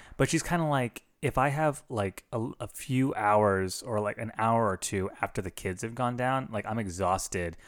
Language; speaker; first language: English; early bilingual, other home language; Filipino